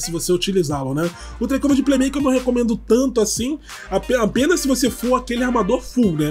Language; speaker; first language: Portuguese; native; Portuguese